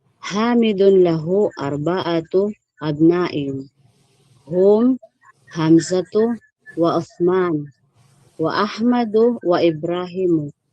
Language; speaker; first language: Arabic; non-native, learner; Filipino